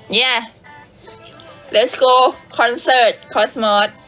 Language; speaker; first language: English; non-native, learner; Thai